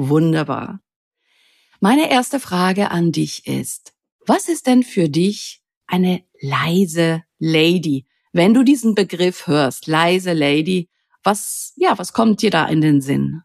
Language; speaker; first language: German; native; German